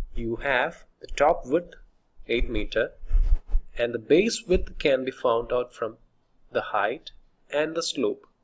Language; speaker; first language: English; non-native, local second language; Malayalam